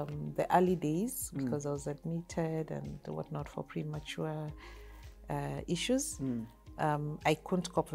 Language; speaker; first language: English; non-native, local second language; Luyia